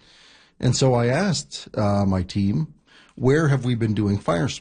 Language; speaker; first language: English; native; English